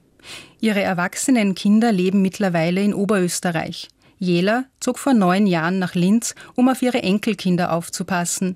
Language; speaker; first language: German; native; German